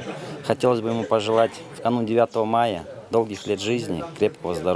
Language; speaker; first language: Russian; native; Russian